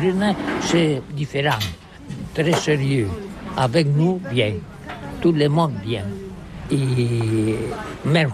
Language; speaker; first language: French; non-native, learner; Catalan